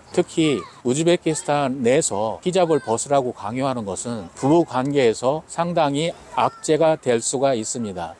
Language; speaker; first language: Korean; native; Korean